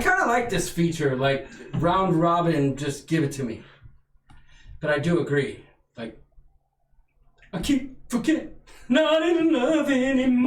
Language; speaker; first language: English; native; English